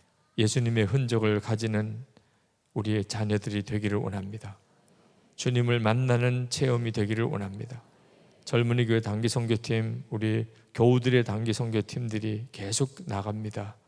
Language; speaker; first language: Korean; native; Korean